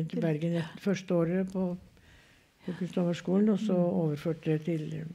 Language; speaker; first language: Norwegian; native; Norwegian